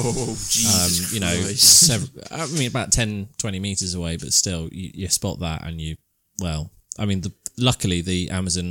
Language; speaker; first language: English; native; English